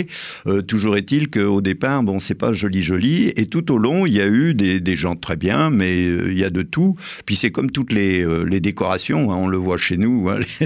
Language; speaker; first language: French; native; French